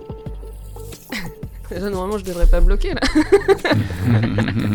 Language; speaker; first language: French; native; French